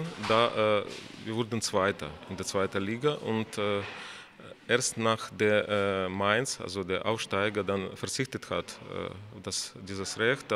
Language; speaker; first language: German; non-native, fluent; Russian